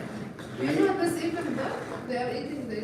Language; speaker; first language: English; non-native, local second language; Filipino